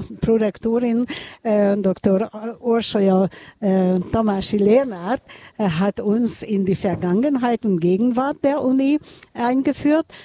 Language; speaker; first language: German; non-native, fluent; Hungarian